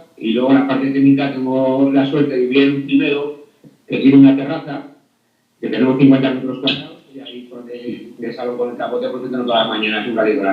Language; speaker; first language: Spanish; native; Spanish